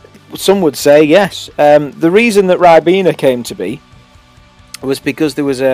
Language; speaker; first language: English; native; English